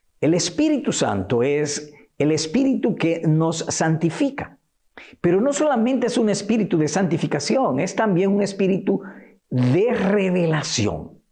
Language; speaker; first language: Spanish; native; Spanish